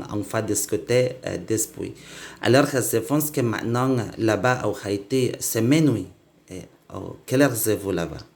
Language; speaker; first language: French; non-native, learner; Indonesian